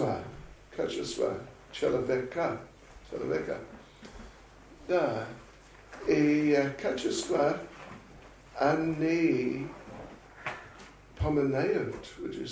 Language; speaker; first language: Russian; non-native, learner; English